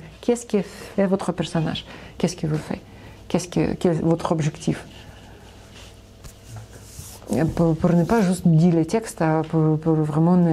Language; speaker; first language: French; non-native, learner; Russian